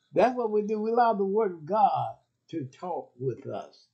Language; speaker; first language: English; native; English